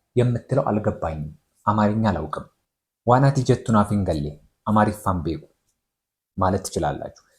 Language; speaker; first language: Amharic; non-native, local second language; Oromo